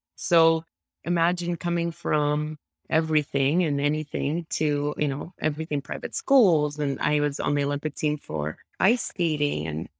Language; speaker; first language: English; early bilingual, other home language; Russian